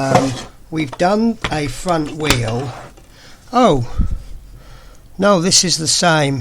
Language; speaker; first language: English; native; English